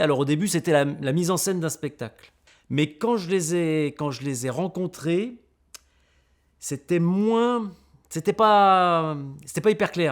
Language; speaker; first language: French; native; French